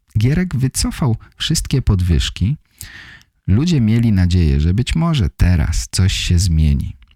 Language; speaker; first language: Polish; native; Polish